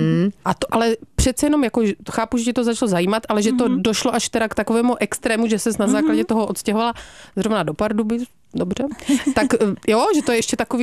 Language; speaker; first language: Czech; native; Czech